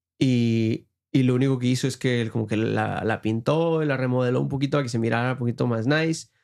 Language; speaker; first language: Spanish; early bilingual, heritage; Spanish